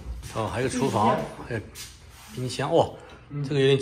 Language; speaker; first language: Chinese; native; Chinese